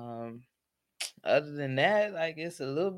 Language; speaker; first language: English; native; English